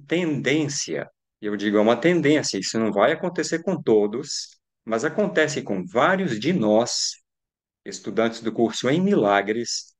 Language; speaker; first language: Portuguese; native; Portuguese